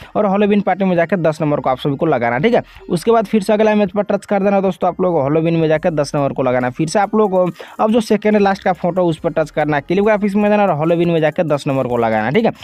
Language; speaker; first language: Hindi; native; Hindi